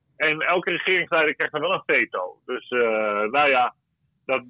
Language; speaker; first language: Dutch; native; Dutch